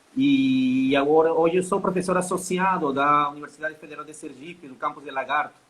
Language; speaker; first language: Portuguese; non-native, fluent; Spanish